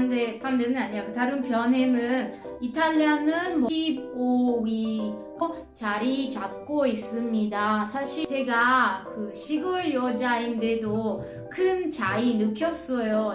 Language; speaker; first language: Korean; non-native, learner; Italian